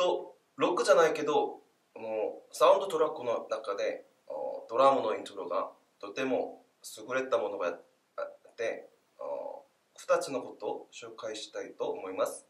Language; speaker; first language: Japanese; non-native, learner; Korean